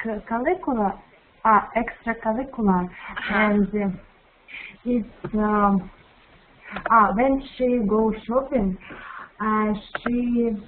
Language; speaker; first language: English; non-native, learner; Russian